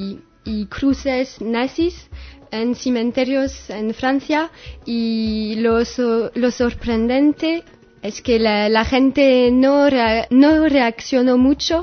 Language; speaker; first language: Spanish; non-native, learner; French